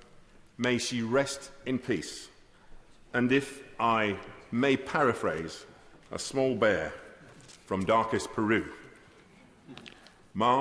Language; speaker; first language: English; native; English